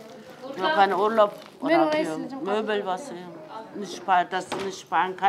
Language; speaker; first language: German; non-native, learner; Turkish